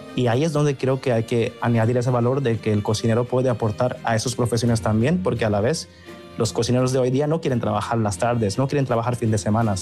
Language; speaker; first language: Spanish; non-native, fluent; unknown